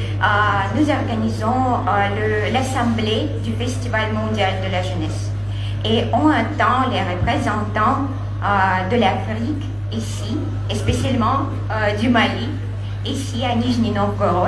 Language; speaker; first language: French; non-native, learner; Russian